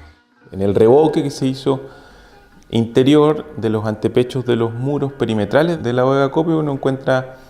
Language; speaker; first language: Spanish; native; Spanish